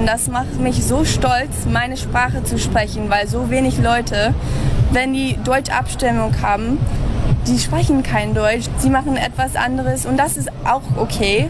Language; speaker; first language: German; early bilingual, heritage; English